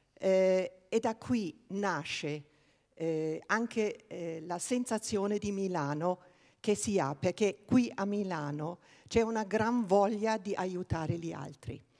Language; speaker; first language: Italian; non-native, fluent; German